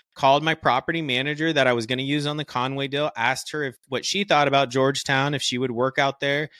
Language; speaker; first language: English; native; English